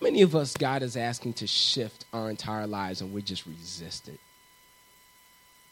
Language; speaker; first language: English; native; English